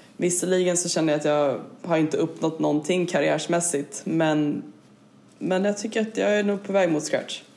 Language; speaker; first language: Swedish; native; Swedish